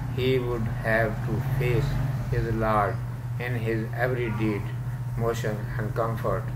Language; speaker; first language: English; non-native, local second language; Urdu